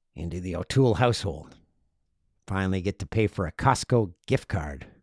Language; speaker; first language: English; native; English